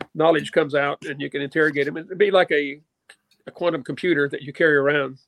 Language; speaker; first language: English; native; English